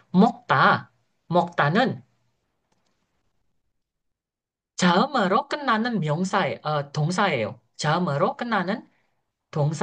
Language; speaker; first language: Korean; non-native, fluent; Indonesian